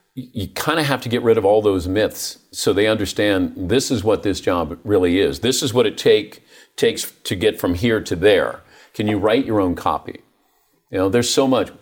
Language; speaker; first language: English; native; English